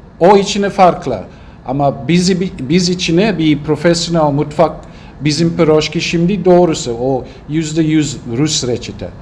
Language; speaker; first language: Turkish; non-native, learner; Russian